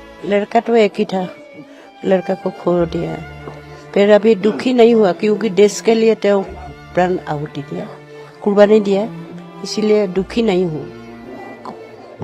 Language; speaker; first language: Hindi; non-native, local second language; Assamese